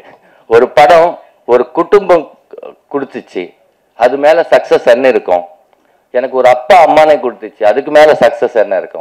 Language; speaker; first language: Tamil; non-native, local second language; Telugu